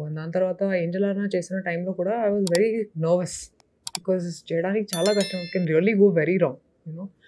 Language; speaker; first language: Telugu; non-native, local second language; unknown